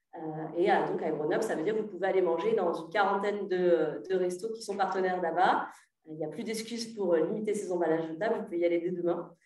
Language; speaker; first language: French; native; French